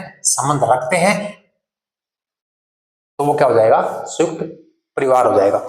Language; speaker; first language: Hindi; native; Hindi